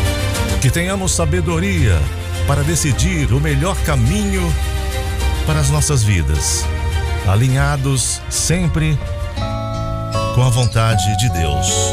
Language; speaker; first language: Portuguese; native; Portuguese